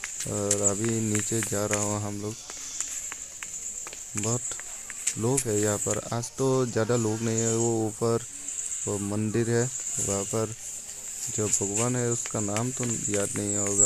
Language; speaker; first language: Hindi; non-native, local second language; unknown